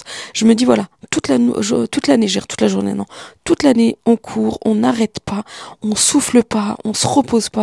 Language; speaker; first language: French; early bilingual, other home language; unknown